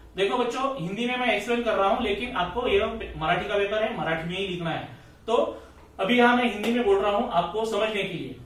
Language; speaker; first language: Hindi; non-native, local second language; Marathi